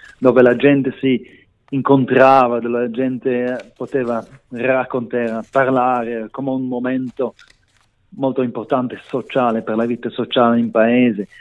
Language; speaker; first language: Italian; non-native, local second language; Romansh